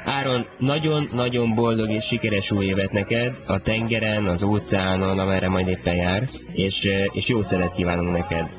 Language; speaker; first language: Hungarian; native; Hungarian